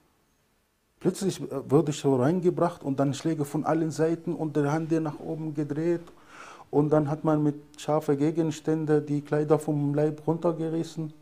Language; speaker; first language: German; non-native, fluent; Arabic